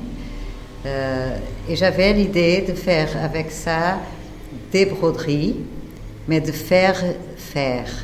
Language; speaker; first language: French; non-native, fluent; Portuguese